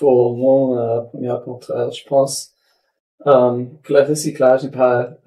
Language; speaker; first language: French; non-native, local second language; English